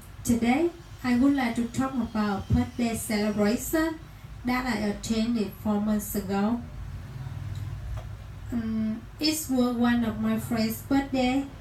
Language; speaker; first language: English; non-native, learner; Vietnamese